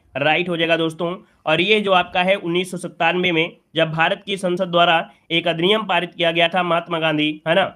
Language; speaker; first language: Hindi; native; Hindi